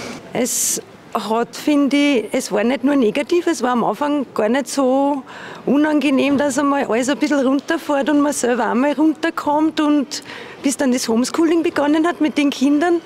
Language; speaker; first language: German; native; German